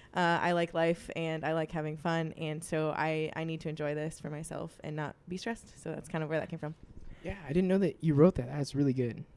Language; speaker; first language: English; native; English